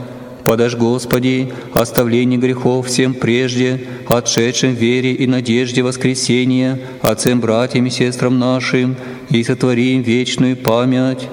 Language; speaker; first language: Russian; native; Russian